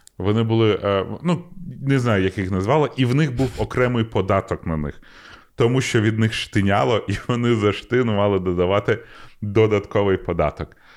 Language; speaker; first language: Ukrainian; non-native, local second language; Russian